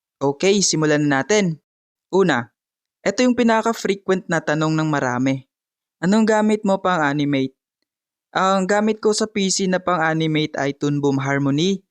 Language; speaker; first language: Filipino; non-native, local second language; Bikol